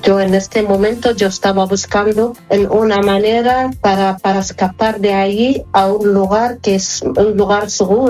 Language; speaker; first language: Spanish; non-native, fluent; Arabic